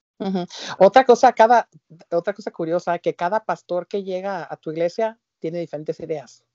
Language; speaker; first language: Spanish; early bilingual, heritage; Spanish